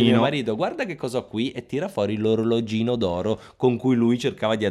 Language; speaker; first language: Italian; native; Italian